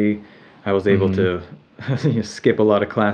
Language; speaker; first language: English; native; English